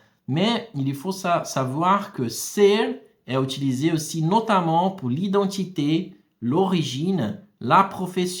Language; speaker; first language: French; non-native, fluent; Portuguese